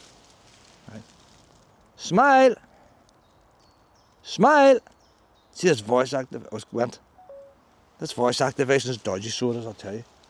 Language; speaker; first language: English; native; English